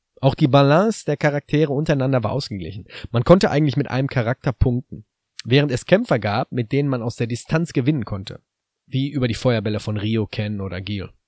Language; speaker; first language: German; native; German